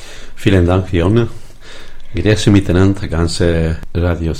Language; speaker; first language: German; non-native, learner; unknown